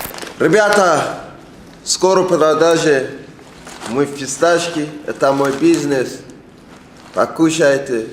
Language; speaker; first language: Russian; non-native, learner; Persian